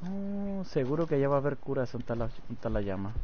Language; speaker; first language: Spanish; native; Spanish